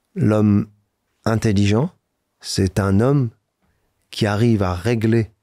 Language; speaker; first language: French; native; French